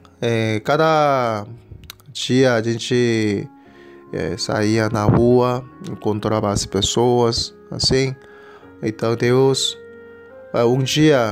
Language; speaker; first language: Portuguese; non-native, fluent; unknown